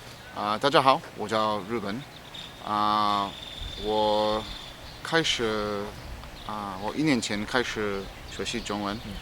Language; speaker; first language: Chinese; non-native, learner; English